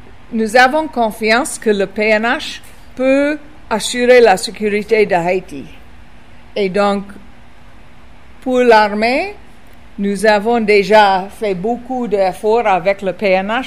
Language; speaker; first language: French; non-native, fluent; English